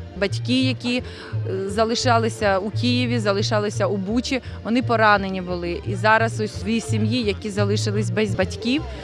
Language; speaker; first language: Ukrainian; native; Ukrainian